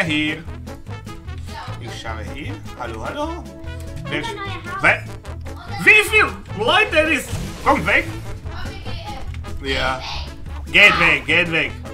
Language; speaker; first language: German; non-native, learner; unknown